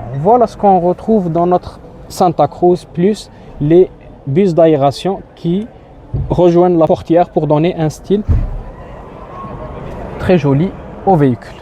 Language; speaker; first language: French; native; French